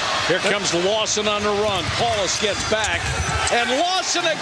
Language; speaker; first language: English; native; English